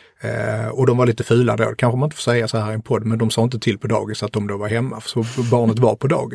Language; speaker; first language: Swedish; native; Swedish